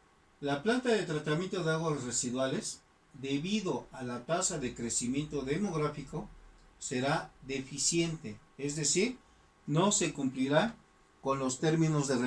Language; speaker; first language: Spanish; native; Spanish